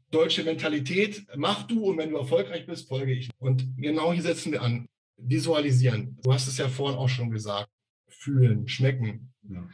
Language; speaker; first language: German; native; German